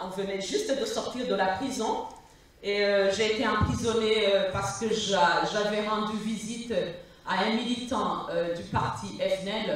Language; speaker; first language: French; non-native, local second language; Rundi